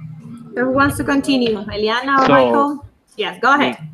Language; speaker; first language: English; non-native, fluent; Spanish